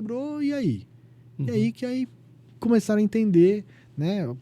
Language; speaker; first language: Portuguese; native; Portuguese